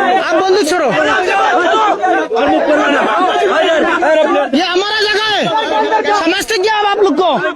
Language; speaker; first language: Hindi; non-native, learner; Bangla